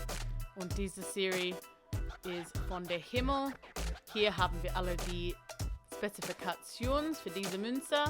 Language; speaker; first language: German; non-native, learner; English